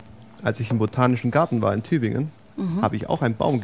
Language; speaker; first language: German; native; German